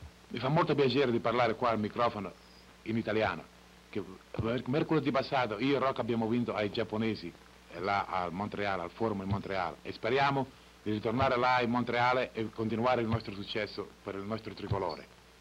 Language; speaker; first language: Italian; native; Italian